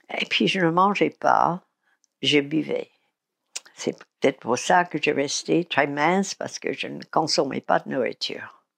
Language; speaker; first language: French; non-native, fluent; English